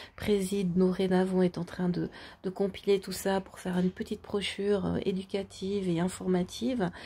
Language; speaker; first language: French; native; French